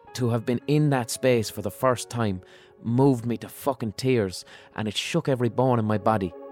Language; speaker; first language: English; native; English